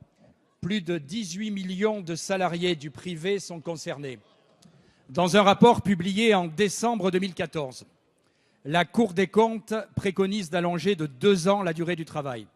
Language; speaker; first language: French; native; French